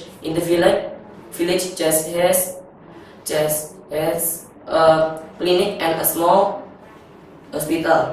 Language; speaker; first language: English; non-native, learner; Indonesian